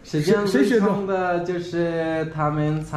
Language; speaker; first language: Chinese; non-native, fluent; Persian